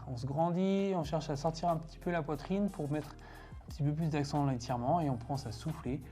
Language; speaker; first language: French; native; French